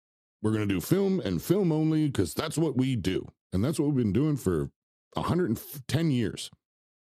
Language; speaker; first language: English; native; English